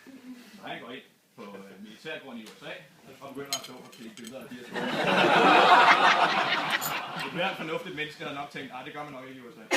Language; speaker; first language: Danish; native; Danish